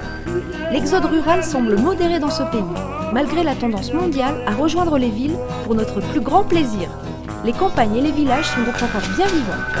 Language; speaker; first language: French; native; French